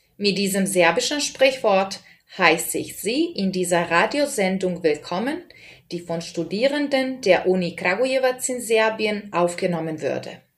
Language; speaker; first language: German; non-native, fluent; Serbian